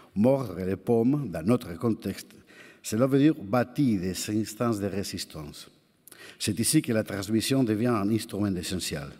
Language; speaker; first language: French; non-native, fluent; Spanish